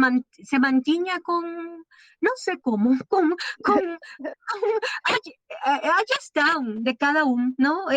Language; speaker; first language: Portuguese; non-native, learner; Spanish